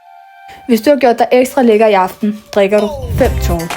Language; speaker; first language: Danish; native; Danish